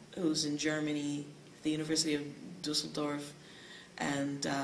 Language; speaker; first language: English; native; English